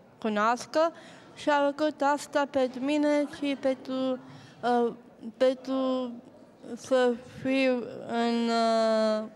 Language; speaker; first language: Romanian; non-native, learner; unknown